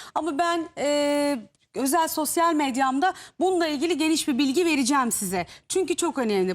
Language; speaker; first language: Turkish; native; Turkish